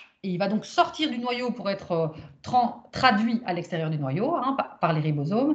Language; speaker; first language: French; native; French